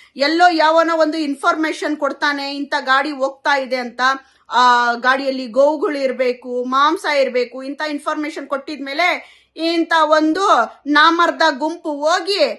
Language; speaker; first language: Kannada; non-native, local second language; Urdu